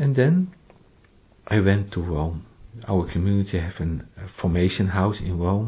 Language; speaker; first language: English; non-native, learner; Dutch